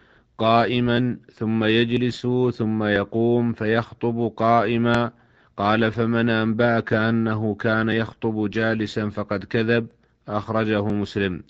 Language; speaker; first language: Arabic; native; Arabic